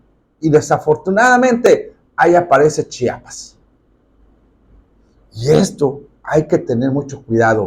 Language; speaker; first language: Spanish; native; Spanish